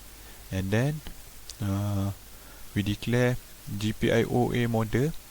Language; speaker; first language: English; non-native, local second language; Malay